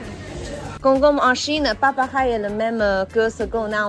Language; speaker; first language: French; non-native, fluent; Chinese